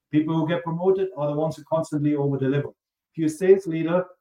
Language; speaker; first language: English; non-native, fluent; German